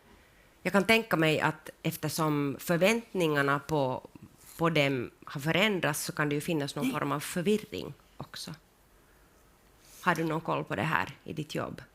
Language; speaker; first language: Swedish; native; Swedish